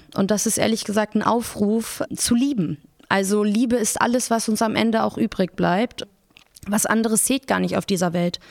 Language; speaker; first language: German; early bilingual, other home language; Persian